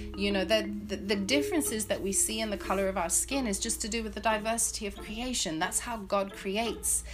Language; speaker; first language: English; native; English